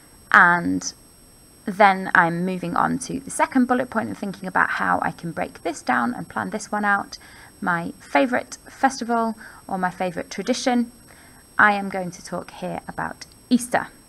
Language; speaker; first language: English; native; English